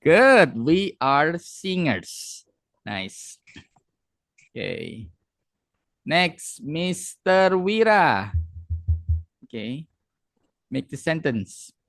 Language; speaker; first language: English; non-native, fluent; Indonesian